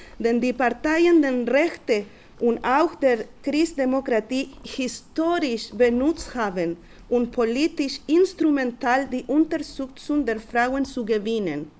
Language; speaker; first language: German; non-native, learner; Spanish